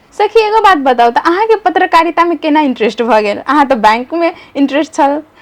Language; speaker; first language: Maithili; native; Maithili